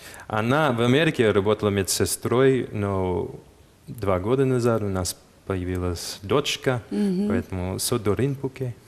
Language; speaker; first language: Russian; non-native, fluent; English